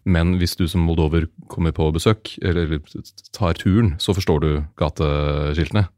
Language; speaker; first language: Norwegian; native; Norwegian